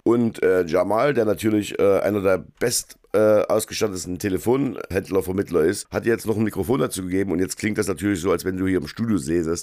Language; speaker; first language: German; native; German